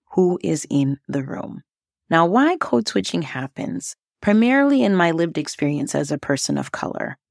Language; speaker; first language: English; early bilingual, other home language; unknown